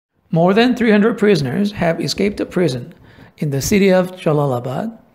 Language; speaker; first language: English; non-native, fluent; Korean